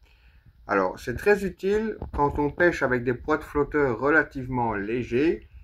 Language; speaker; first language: French; native; French